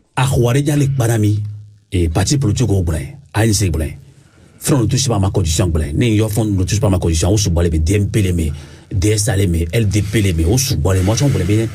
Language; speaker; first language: French; non-native, local second language; Ewe